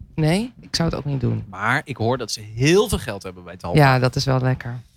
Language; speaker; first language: Dutch; native; Dutch